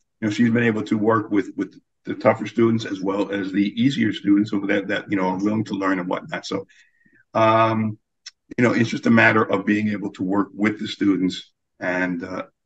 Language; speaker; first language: English; native; English